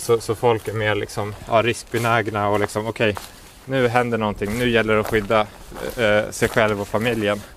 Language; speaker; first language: Swedish; native; Swedish